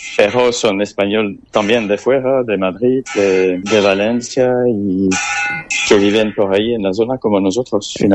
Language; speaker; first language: Spanish; non-native, learner; French